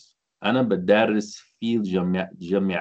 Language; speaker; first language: Arabic; non-native, learner; English